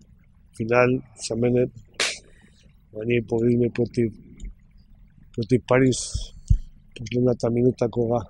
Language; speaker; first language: Macedonian; non-native, learner; Spanish